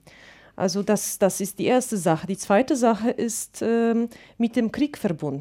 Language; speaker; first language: German; non-native, fluent; Polish